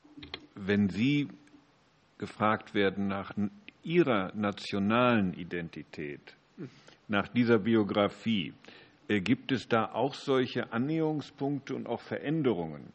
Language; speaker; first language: German; native; German